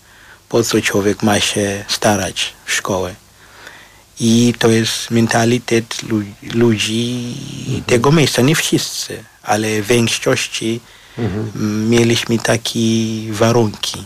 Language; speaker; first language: Polish; non-native, fluent; Shona